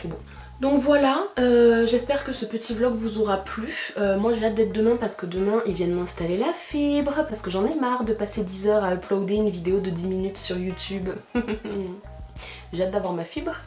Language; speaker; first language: French; native; French